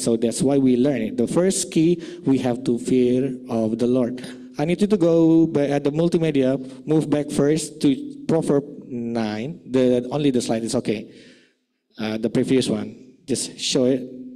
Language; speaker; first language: English; non-native, fluent; Indonesian